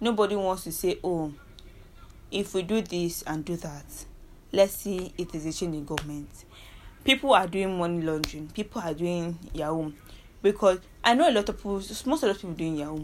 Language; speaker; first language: English; non-native, local second language; Yoruba